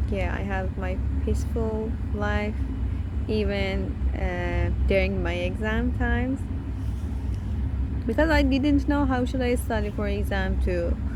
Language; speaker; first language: English; non-native, learner; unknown